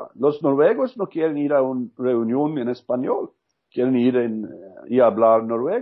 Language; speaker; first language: Spanish; non-native, learner; Norwegian